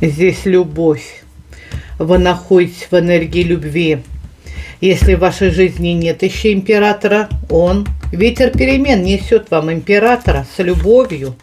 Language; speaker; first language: Russian; native; Russian